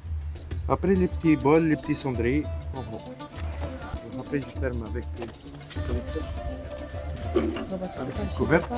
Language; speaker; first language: French; non-native, learner; Arabic